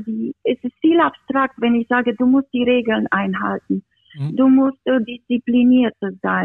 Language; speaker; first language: German; non-native, fluent; Romanian